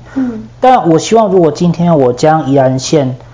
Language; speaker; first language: Chinese; native; Chinese